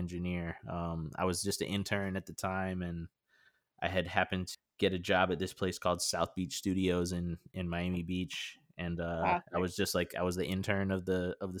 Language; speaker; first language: English; native; English